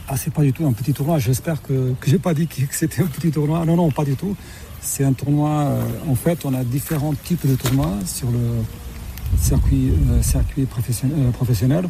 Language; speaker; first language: French; non-native, fluent; Portuguese